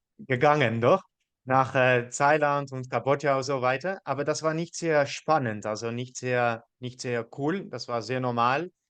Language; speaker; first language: German; non-native, learner; Dutch